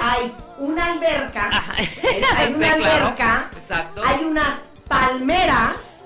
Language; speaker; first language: Spanish; native; Spanish